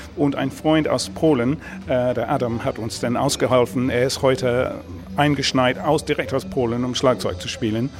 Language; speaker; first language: German; non-native, fluent; English